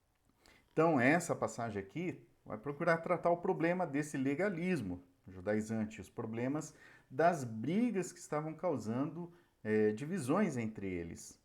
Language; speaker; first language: Portuguese; native; Portuguese